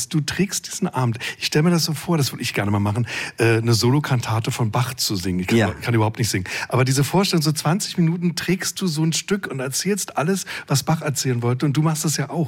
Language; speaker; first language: German; native; German